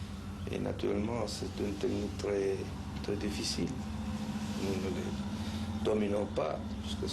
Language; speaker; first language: French; non-native, fluent; Spanish